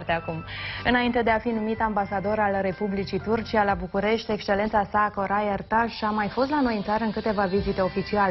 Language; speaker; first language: Romanian; native; Romanian